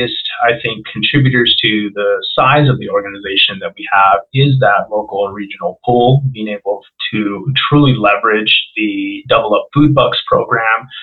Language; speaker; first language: English; non-native, local second language; Spanish